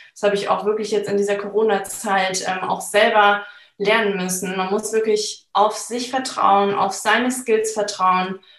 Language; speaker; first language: German; native; German